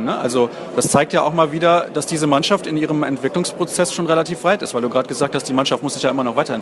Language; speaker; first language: German; native; German